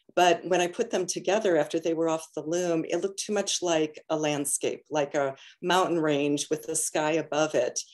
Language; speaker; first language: English; native; English